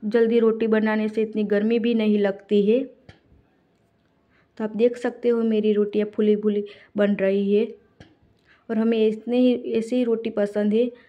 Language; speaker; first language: Hindi; non-native, local second language; Gujarati